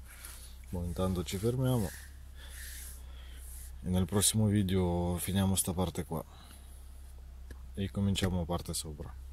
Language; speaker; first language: Italian; non-native, fluent; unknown